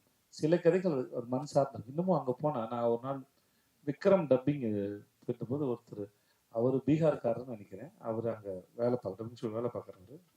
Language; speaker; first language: Tamil; native; Tamil